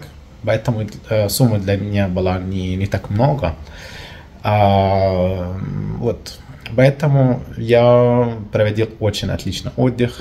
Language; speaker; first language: Russian; non-native, learner; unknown